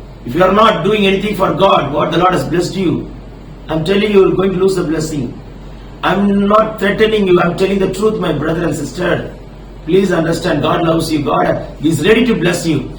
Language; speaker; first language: English; non-native, local second language; Tamil